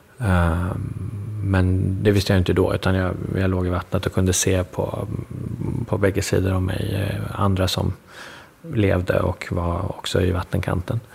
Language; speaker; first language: Swedish; early bilingual, other home language; Persian